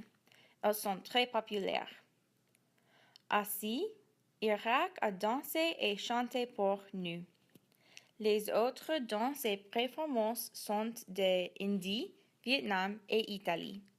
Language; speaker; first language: French; non-native, learner; English